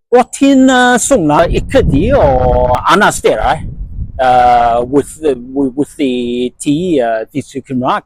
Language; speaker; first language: Welsh; non-native, learner; Cantonese